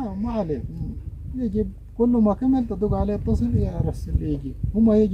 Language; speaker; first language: Arabic; native; Arabic